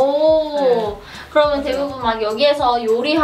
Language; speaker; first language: Korean; early bilingual, heritage; Korean